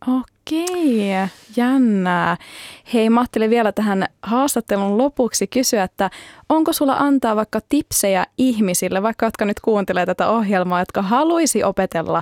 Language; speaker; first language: Finnish; native; Finnish